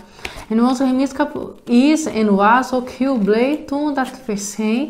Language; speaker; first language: Dutch; non-native, fluent; Portuguese